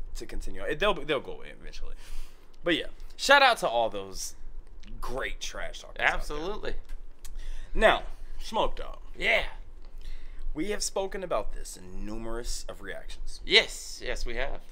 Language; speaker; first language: English; native; English